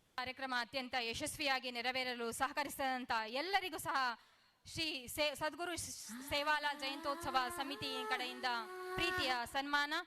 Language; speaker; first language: Kannada; non-native, local second language; Lambadi